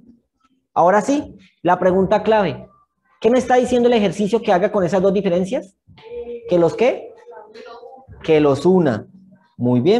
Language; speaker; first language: Spanish; native; Spanish